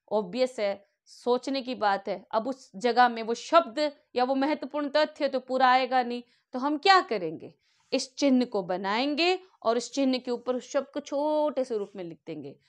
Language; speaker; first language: Hindi; native; Hindi